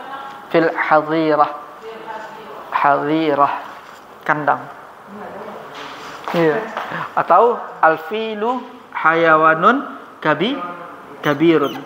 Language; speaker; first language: Arabic; non-native, fluent; Indonesian